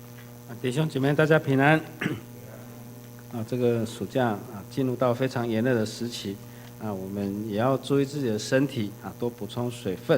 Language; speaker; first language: Chinese; native; Chinese